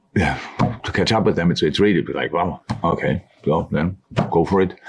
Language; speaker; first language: English; non-native, fluent; German